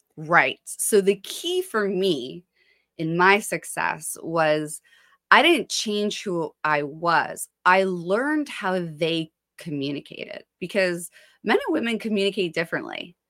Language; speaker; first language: English; native; English